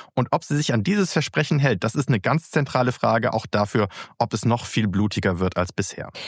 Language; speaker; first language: German; native; German